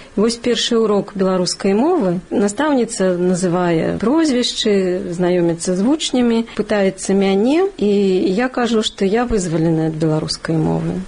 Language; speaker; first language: Belarusian; non-native, local second language; Russian